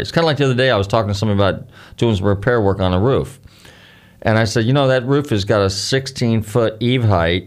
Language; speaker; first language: English; native; English